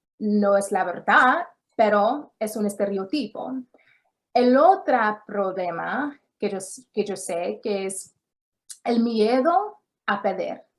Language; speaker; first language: Spanish; early bilingual, heritage; English